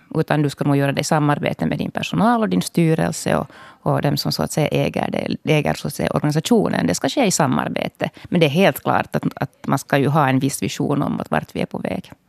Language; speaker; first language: Swedish; native; Swedish